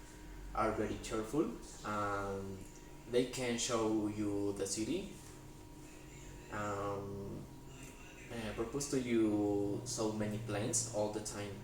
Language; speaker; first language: English; non-native, learner; Spanish